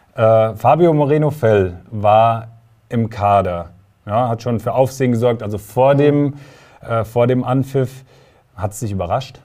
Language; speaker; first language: German; native; German